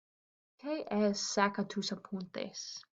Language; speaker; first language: Spanish; non-native, fluent; English